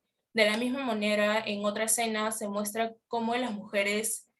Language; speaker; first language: Spanish; native; Spanish